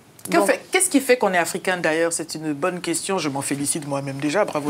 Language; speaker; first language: French; native; French